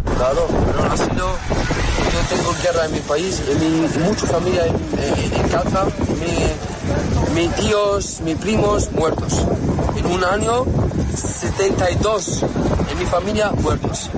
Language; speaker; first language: Spanish; non-native, learner; Arabic